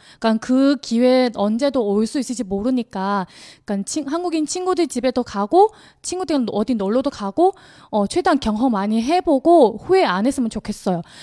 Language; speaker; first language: Korean; non-native, fluent; Chinese